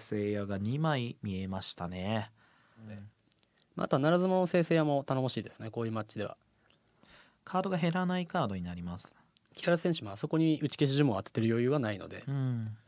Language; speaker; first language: Japanese; native; Japanese